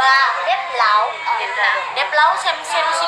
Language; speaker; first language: Vietnamese; non-native, learner; Indonesian